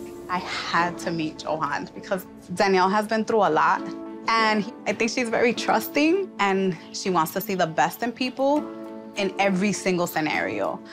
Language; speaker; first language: English; early bilingual, other home language; Spanish